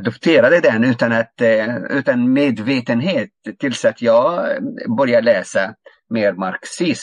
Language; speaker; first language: Swedish; non-native, fluent; Arabic